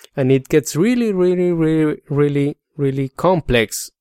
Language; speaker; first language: English; non-native, fluent; Spanish